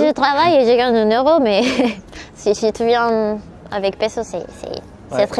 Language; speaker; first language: French; non-native, learner; Spanish